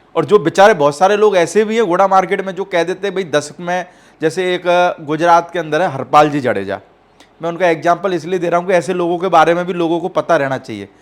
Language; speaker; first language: Hindi; native; Hindi